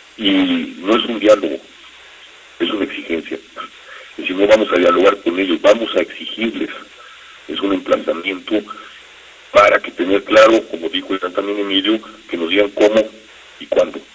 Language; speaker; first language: Spanish; native; Spanish